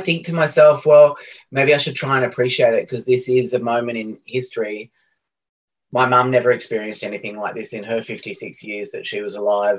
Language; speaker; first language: English; native; English